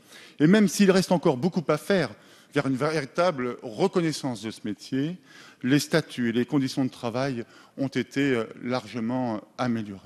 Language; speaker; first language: French; native; French